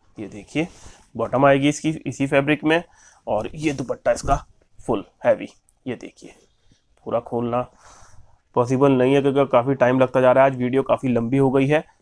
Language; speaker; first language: Hindi; native; Hindi